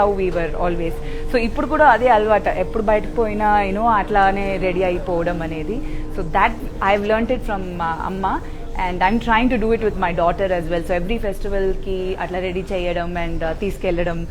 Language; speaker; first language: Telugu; non-native, local second language; Tamil